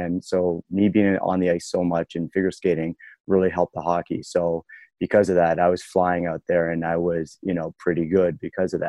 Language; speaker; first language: English; native; English